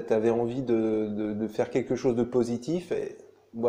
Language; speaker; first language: French; native; French